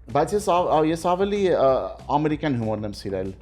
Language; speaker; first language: Armenian; early bilingual, heritage; Armenian